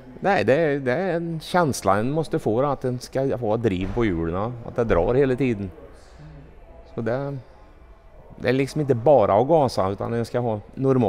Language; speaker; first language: Swedish; native; Swedish